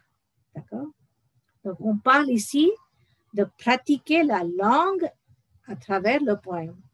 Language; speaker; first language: French; non-native, fluent; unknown